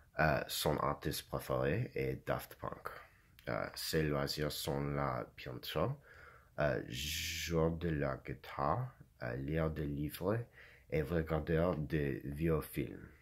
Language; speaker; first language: French; non-native, learner; English